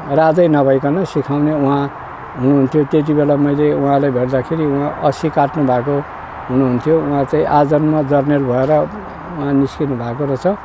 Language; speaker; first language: Nepali; non-native, local second language; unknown